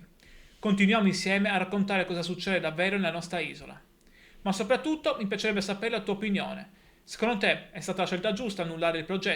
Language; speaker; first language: Italian; native; Italian